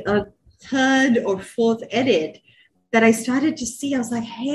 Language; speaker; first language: English; non-native, local second language; Sinhala